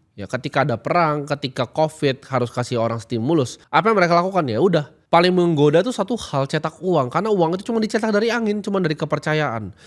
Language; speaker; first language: Indonesian; native; Indonesian